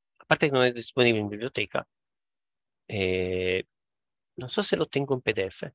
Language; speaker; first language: Spanish; non-native, fluent; Italian